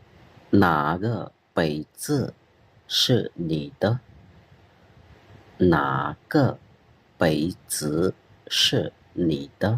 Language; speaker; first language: Chinese; non-native, fluent; Khmer